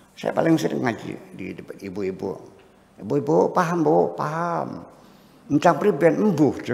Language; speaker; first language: Indonesian; non-native, local second language; Javanese